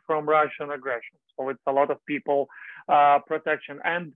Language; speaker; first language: English; non-native, learner; Ukrainian